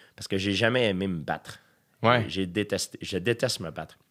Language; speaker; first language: French; native; French